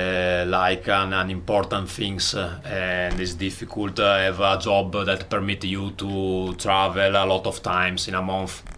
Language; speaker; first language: English; non-native, learner; Italian